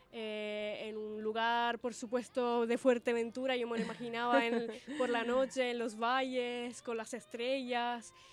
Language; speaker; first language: Spanish; early bilingual, other home language; Italian